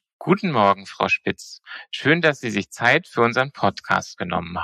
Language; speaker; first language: German; native; German